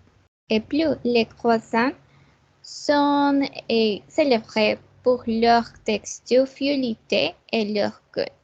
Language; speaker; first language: French; non-native, learner; Spanish